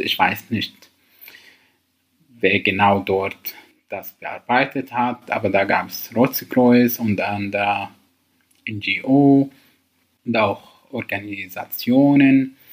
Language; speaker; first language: German; non-native, learner; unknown